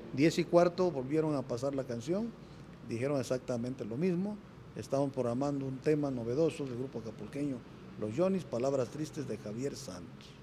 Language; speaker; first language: Spanish; native; Spanish